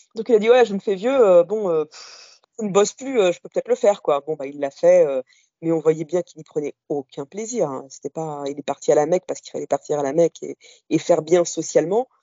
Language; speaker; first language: French; early bilingual, other home language; Kabyle